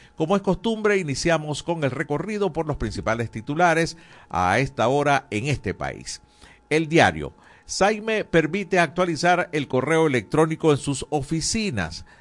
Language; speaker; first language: Spanish; native; Spanish